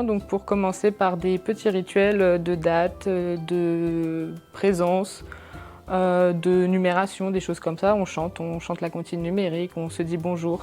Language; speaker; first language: French; native; French